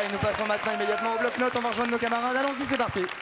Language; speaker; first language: French; native; French